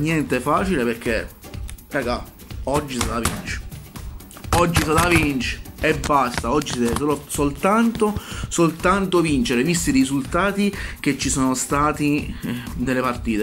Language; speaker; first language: Italian; native; Italian